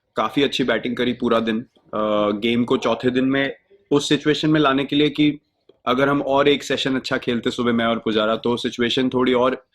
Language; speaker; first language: Hindi; native; Hindi